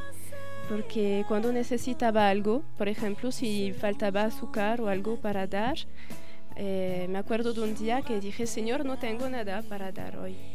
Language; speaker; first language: Spanish; non-native, fluent; French